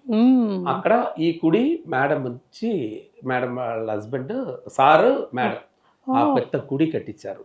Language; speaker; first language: Telugu; non-native, local second language; Tamil